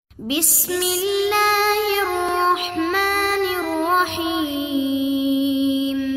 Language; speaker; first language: Arabic; non-native, fluent; Urdu